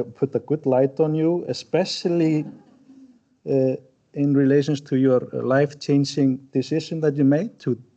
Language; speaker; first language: English; non-native, fluent; Icelandic